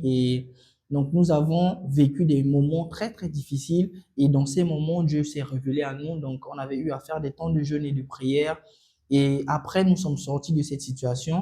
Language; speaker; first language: French; non-native, local second language; Sango